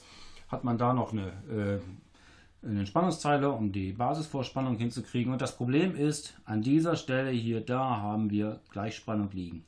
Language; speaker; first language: German; native; German